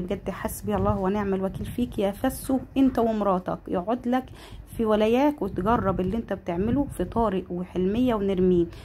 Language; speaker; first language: Arabic; native; Arabic